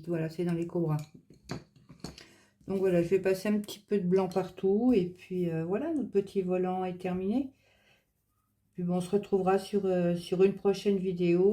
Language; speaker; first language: French; native; French